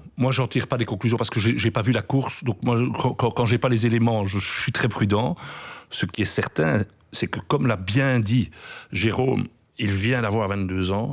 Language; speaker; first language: French; native; French